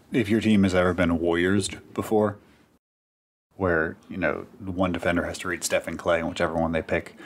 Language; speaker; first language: English; native; English